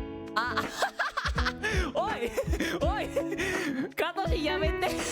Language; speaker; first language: Japanese; non-native, fluent; English